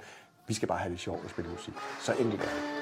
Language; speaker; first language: Danish; native; Danish